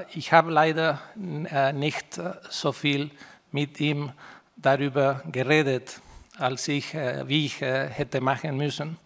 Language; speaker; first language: German; non-native, fluent; Spanish